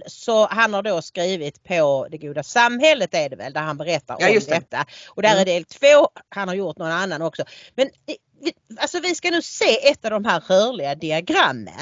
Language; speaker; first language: Swedish; native; Swedish